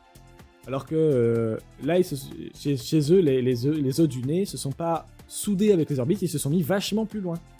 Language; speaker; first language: French; native; French